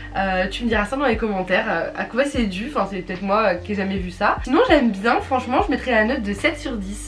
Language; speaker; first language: French; native; French